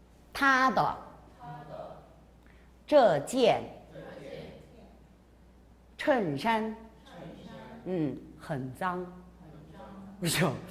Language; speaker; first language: Chinese; non-native, fluent; Korean